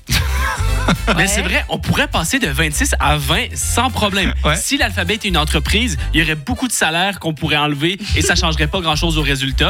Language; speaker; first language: French; native; French